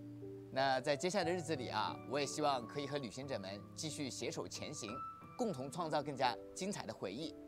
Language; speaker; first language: Chinese; native; Chinese